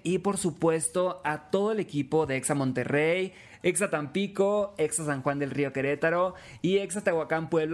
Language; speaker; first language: Spanish; native; Spanish